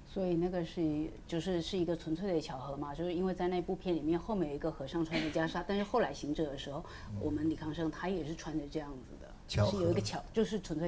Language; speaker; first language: Chinese; native; Chinese